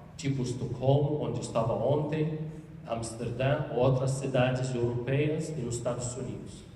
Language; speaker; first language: Portuguese; non-native, fluent; Arabic